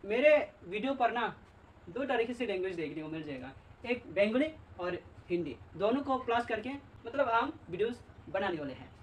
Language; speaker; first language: Hindi; non-native, local second language; Bangla